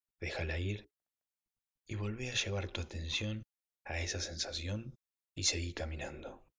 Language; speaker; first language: Spanish; native; Spanish